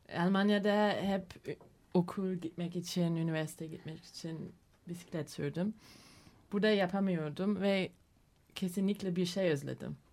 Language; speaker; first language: Turkish; non-native, learner; German